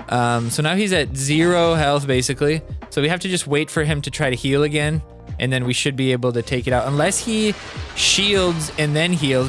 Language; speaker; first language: English; native; English